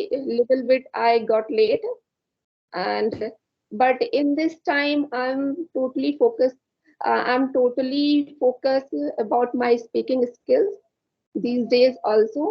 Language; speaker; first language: English; non-native, learner; Hindi